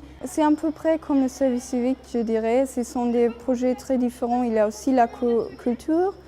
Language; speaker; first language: French; non-native, fluent; German